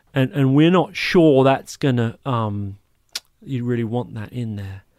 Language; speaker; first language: English; native; English